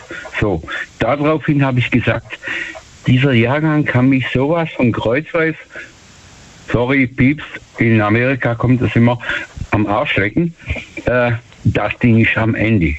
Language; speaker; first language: German; native; German